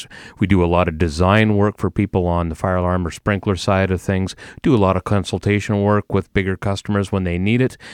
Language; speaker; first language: English; native; English